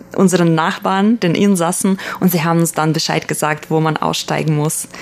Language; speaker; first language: German; early bilingual, other home language; Russian